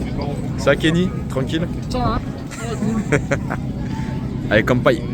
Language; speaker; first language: French; native; French